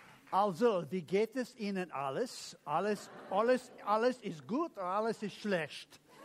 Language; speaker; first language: German; non-native, learner; English